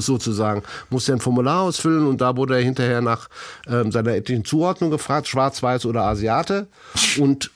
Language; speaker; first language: German; native; German